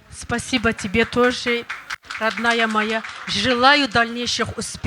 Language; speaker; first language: Russian; non-native, local second language; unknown